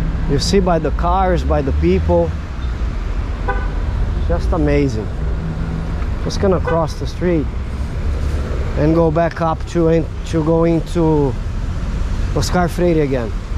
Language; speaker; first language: English; non-native, fluent; Portuguese